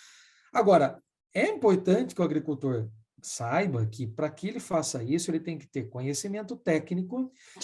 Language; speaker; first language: Portuguese; native; Portuguese